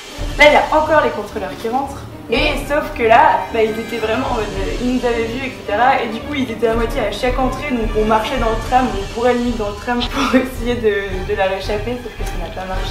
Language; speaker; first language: French; native; French